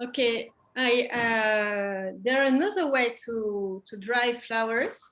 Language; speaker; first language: English; non-native, learner; French